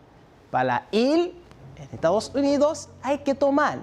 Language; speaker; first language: Spanish; non-native, fluent; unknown